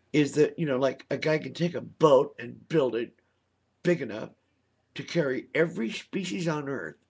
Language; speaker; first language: English; native; English